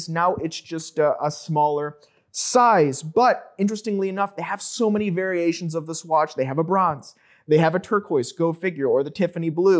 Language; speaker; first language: English; native; English